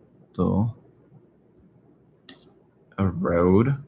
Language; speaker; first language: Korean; non-native, learner; English